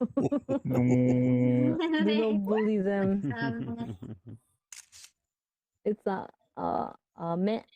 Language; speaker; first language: English; non-native, learner; Japanese